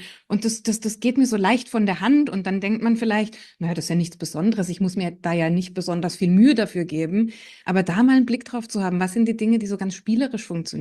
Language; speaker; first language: German; native; German